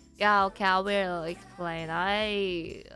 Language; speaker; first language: English; non-native, learner; Korean